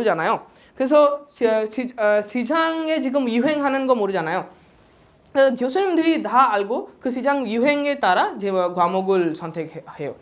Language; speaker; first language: Korean; non-native, fluent; Odia